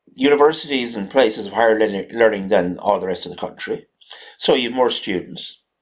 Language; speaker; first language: English; native; English